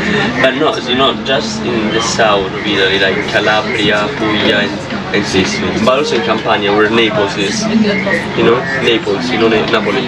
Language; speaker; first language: English; non-native, fluent; Italian